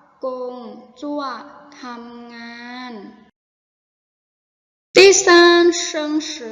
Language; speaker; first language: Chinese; non-native, fluent; Thai